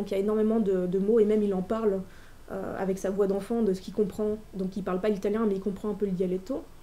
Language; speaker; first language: French; native; French